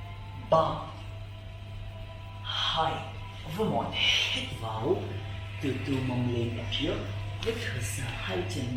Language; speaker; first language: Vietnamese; non-native, learner; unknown